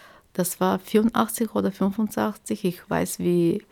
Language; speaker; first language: German; non-native, fluent; Turkish